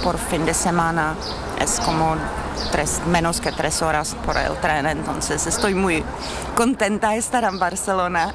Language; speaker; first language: Spanish; non-native, learner; Czech